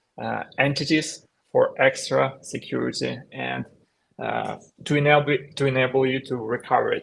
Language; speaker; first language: English; non-native, fluent; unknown